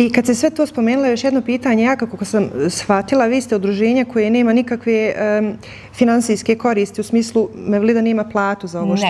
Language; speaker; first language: Bosnian; native; Bosnian